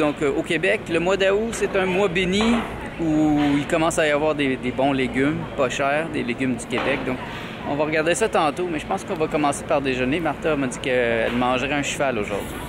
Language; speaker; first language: French; native; French